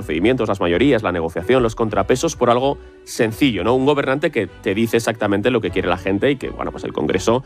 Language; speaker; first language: Spanish; native; Spanish